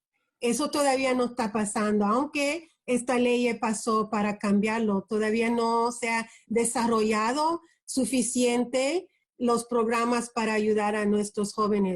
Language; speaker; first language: Spanish; early bilingual, heritage; Spanish